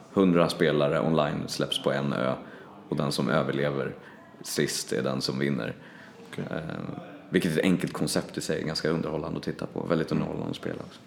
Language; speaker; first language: Swedish; native; Swedish